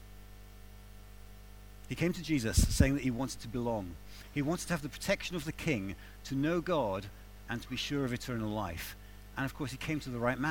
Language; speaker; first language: English; native; English